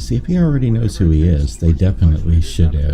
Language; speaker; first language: English; native; English